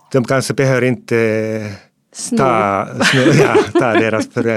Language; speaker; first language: Swedish; non-native, fluent; Finnish